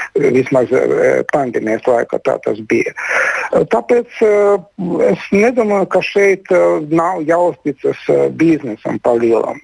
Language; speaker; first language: Latvian; non-native, local second language; Russian